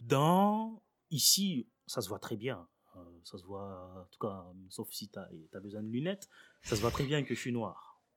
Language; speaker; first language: French; early bilingual, other home language; Swahili